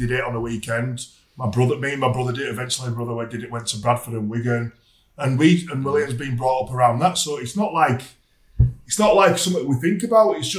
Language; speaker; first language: English; native; English